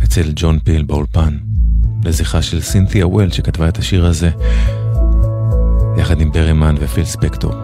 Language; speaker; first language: Hebrew; native; Hebrew